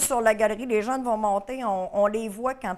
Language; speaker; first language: French; native; French